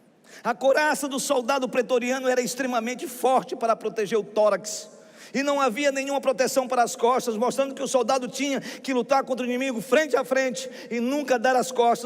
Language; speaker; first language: Portuguese; native; Portuguese